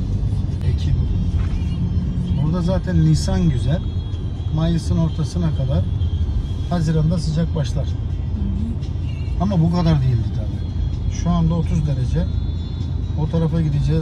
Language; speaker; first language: Turkish; native; Turkish